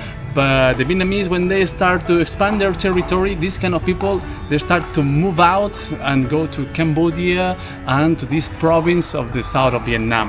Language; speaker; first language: English; non-native, fluent; Spanish